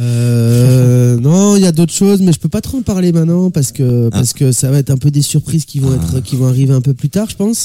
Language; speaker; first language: French; native; French